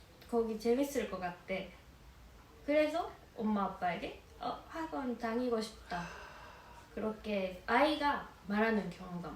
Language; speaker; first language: Korean; non-native, fluent; Japanese